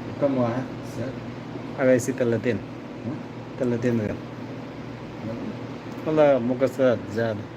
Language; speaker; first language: Arabic; non-native, learner; Bangla